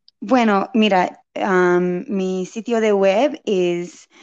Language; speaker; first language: Spanish; non-native, learner; English